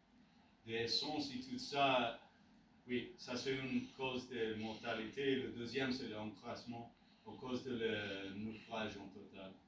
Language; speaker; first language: French; non-native, learner; English